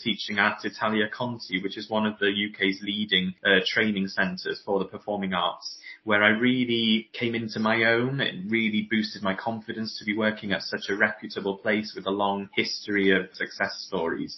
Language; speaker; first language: English; native; English